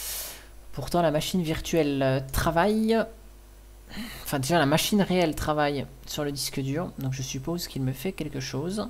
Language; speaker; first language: French; native; French